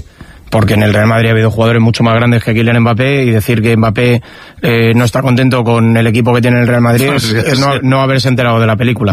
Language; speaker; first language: Spanish; native; Spanish